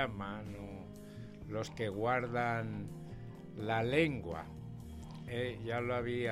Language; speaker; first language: Spanish; native; Spanish